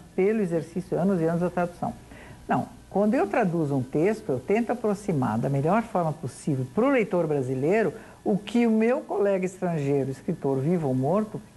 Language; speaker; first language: Portuguese; native; Portuguese